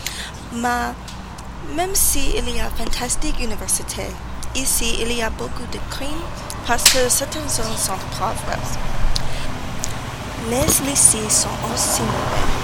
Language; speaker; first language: French; non-native, learner; English